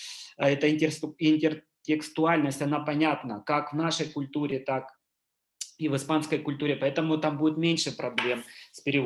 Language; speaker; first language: Russian; native; Russian